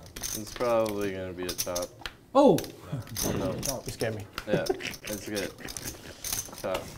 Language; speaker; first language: English; native; English